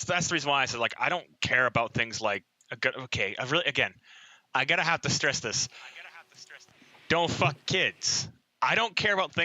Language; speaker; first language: English; native; English